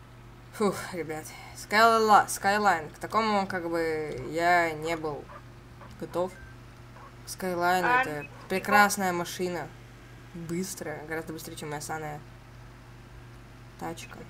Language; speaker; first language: Russian; native; Russian